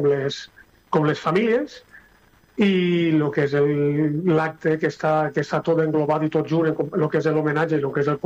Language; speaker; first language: Catalan; native; Catalan